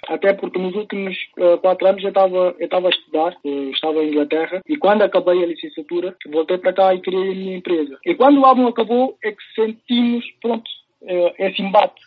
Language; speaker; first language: Portuguese; early bilingual, other home language; Upper Guinea Crioulo